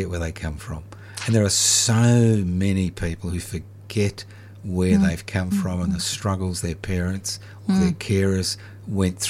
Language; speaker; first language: English; non-native, local second language; Italian